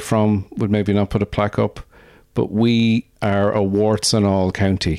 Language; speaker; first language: English; native; English